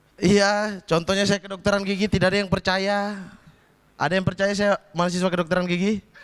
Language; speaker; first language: Indonesian; native; Indonesian